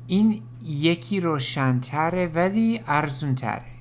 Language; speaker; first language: Persian; non-native, learner; English